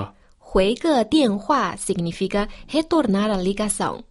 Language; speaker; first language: Portuguese; non-native, fluent; Chinese